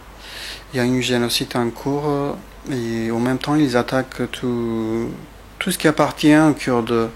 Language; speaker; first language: French; non-native, fluent; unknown